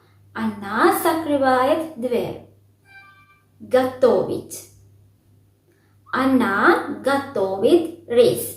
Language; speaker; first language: Russian; non-native, fluent; Sinhala